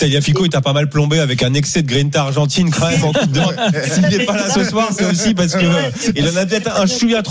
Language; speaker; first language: French; native; French